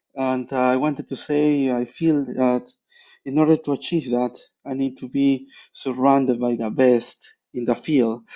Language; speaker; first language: English; non-native, fluent; Spanish